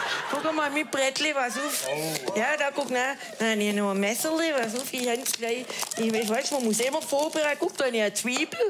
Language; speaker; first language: German; native; German